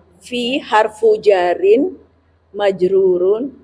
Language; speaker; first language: Arabic; non-native, learner; Indonesian